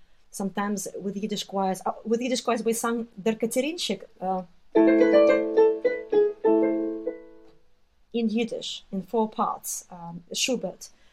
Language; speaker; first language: English; non-native, fluent; Russian